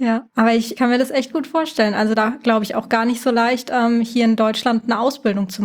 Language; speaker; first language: German; native; German